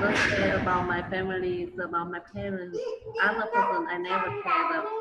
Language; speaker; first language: English; non-native, learner; Vietnamese